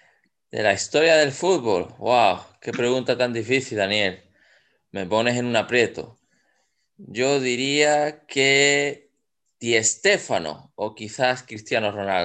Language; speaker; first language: Spanish; native; Spanish